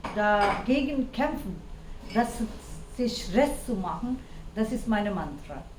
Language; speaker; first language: German; non-native, learner; Hindi